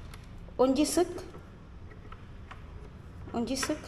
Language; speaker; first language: Turkish; non-native, learner; Filipino